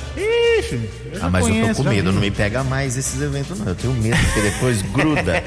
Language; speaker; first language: Portuguese; native; Portuguese